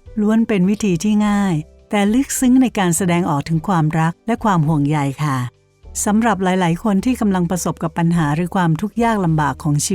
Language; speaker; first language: Thai; native; Thai